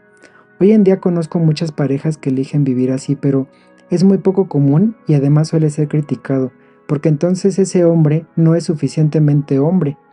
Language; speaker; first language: Spanish; native; Spanish